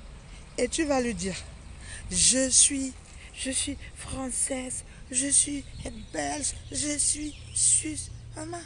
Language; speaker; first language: French; non-native, local second language; Fang